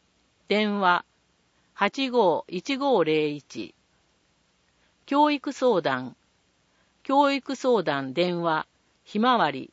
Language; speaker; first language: Japanese; native; Japanese